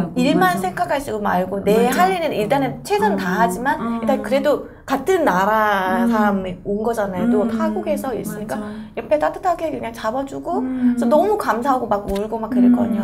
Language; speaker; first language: Korean; non-native, fluent; Vietnamese